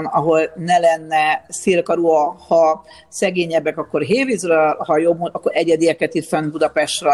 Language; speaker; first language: Hungarian; native; Hungarian